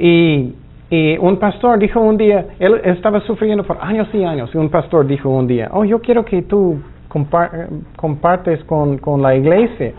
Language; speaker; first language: Spanish; non-native, fluent; English